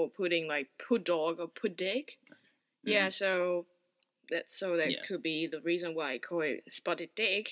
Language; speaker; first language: English; non-native, fluent; Chinese